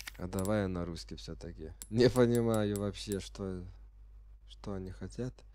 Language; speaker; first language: Russian; non-native, fluent; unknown